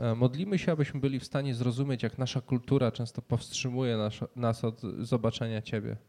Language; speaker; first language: Polish; native; Polish